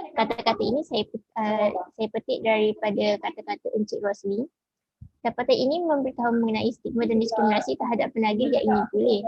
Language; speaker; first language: Malay; native; Malay